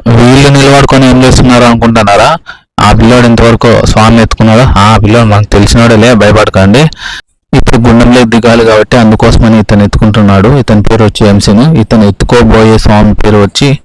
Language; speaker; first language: Telugu; native; Telugu